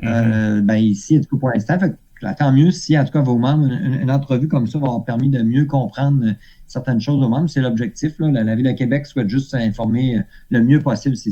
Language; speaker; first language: French; native; French